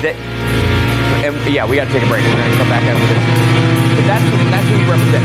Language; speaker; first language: English; native; English